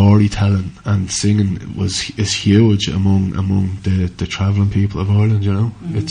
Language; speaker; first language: English; native; English